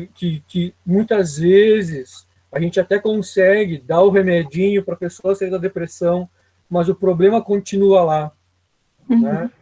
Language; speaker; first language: Portuguese; native; Portuguese